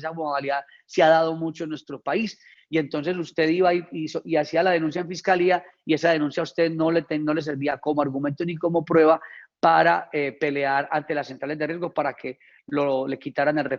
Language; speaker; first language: Spanish; native; Spanish